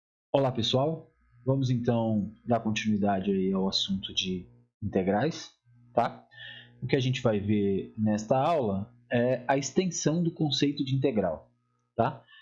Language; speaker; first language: Portuguese; native; Portuguese